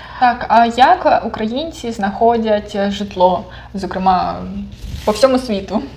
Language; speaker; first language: Ukrainian; non-native, local second language; Russian